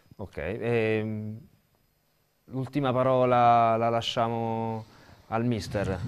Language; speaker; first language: Italian; native; Italian